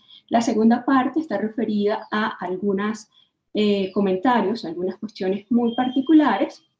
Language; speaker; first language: Spanish; native; Spanish